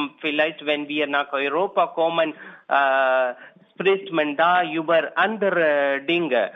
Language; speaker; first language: German; non-native, learner; Tamil